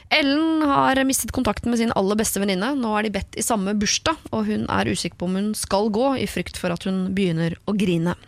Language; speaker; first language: Norwegian; native; Norwegian